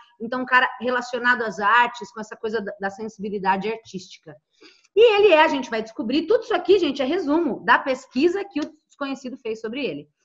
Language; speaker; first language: Portuguese; native; Portuguese